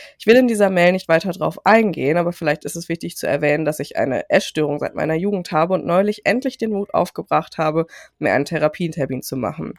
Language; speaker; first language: German; early bilingual, other home language; Turkish